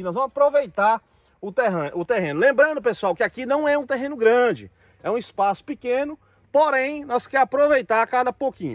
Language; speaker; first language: Portuguese; native; Portuguese